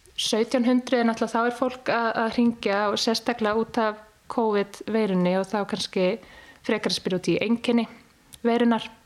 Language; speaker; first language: Icelandic; native; Icelandic